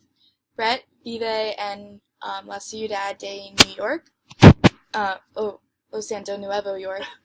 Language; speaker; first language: Spanish; non-native, learner; English